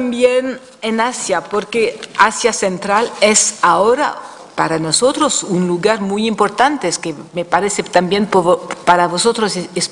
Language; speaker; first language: Spanish; non-native, fluent; French